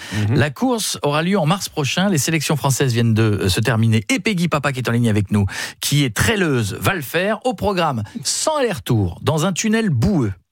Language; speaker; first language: French; native; French